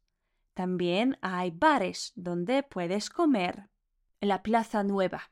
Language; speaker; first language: Spanish; non-native, fluent; Polish